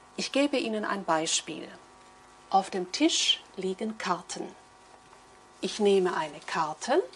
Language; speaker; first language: German; native; German